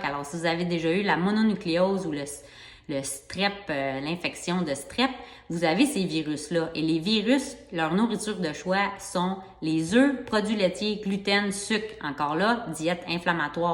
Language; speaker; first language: French; native; French